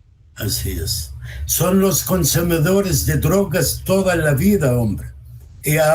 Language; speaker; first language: Spanish; non-native, fluent; Arabic